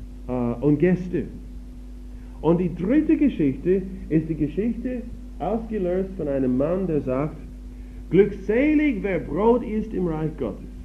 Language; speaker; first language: German; non-native, fluent; English